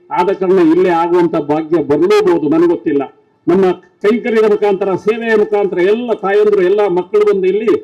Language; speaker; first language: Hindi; non-native, local second language; Kannada